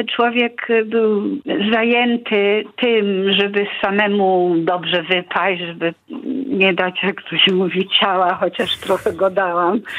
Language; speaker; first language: Polish; early bilingual, heritage; Polish